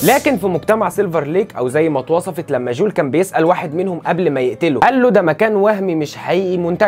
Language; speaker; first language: Arabic; native; Arabic